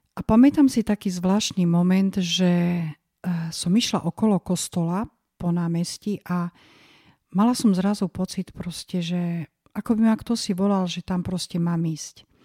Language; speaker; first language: Slovak; native; Slovak